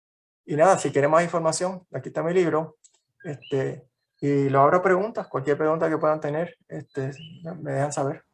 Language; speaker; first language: Spanish; native; Spanish